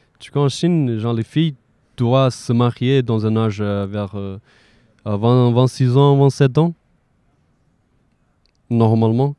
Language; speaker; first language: French; non-native, fluent; Chinese